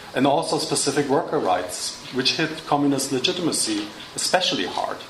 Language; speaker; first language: English; non-native, fluent; German